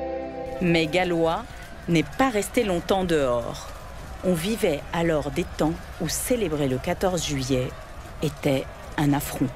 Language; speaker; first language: French; native; French